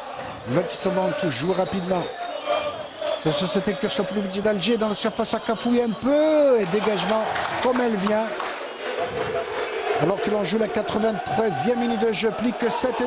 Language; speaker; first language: French; non-native, local second language; Arabic